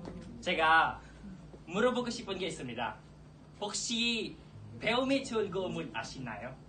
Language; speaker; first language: Korean; non-native, learner; Filipino